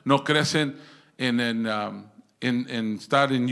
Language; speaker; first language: Spanish; early bilingual, heritage; Spanish